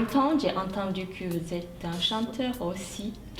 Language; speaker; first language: French; non-native, fluent; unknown